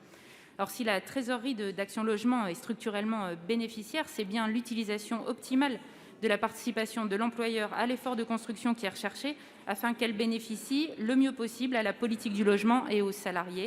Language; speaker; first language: French; native; French